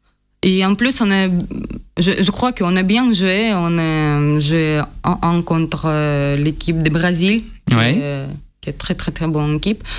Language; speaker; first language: French; non-native, learner; Russian